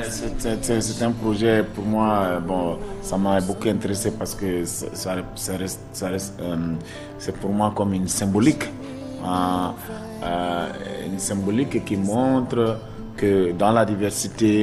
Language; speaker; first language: French; non-native, local second language; Bambara